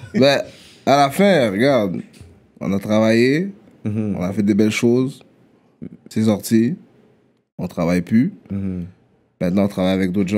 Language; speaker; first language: French; native; French